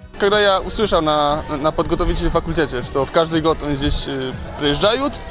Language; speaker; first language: Russian; non-native, learner; Polish